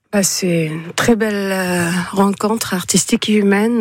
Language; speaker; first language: French; non-native, local second language; Arabic